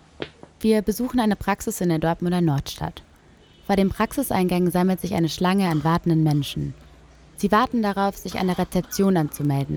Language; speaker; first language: German; native; German